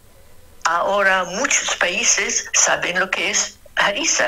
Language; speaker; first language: Spanish; non-native, fluent; Arabic